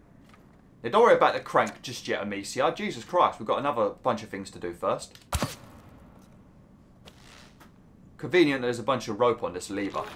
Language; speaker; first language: English; native; English